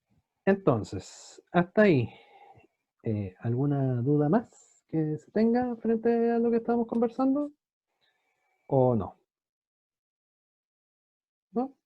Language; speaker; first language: Spanish; native; Spanish